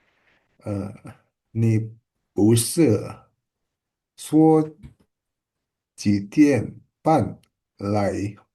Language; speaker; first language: Chinese; non-native, learner; Indonesian